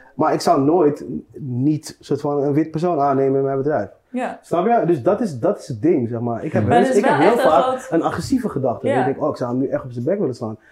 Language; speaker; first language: Dutch; native; Dutch